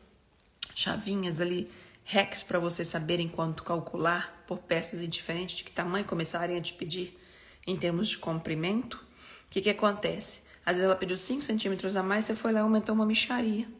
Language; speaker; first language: Portuguese; native; Portuguese